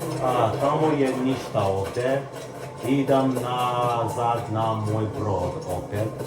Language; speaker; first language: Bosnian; early bilingual, heritage; Bosnian